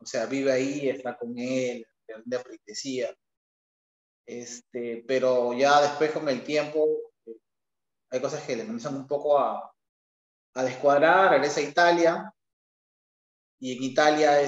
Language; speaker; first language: Spanish; native; Spanish